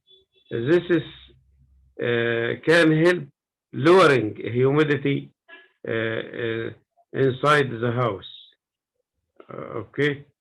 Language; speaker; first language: English; non-native, learner; Arabic